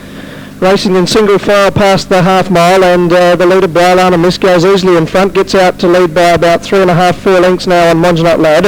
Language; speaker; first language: English; native; English